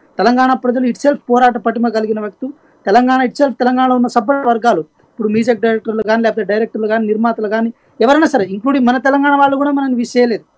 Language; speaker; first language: Telugu; native; Telugu